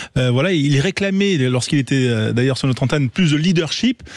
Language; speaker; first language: French; native; French